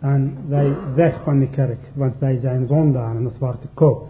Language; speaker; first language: Dutch; non-native, learner; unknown